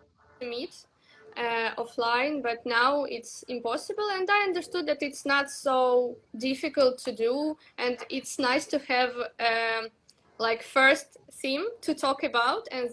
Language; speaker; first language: English; non-native, learner; Russian